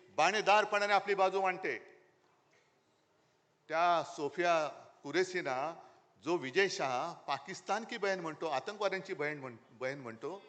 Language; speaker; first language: Marathi; native; Marathi